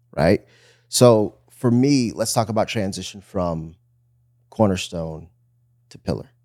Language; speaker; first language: English; native; English